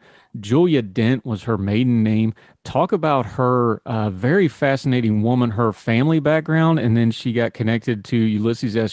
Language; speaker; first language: English; native; English